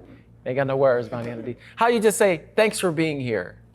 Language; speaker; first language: English; native; English